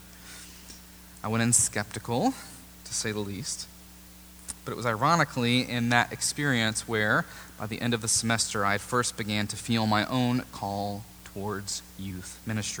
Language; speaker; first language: English; native; English